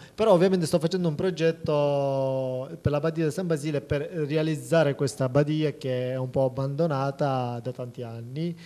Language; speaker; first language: Italian; non-native, fluent; Persian